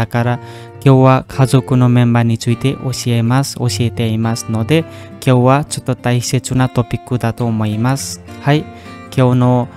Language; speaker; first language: Japanese; non-native, fluent; Indonesian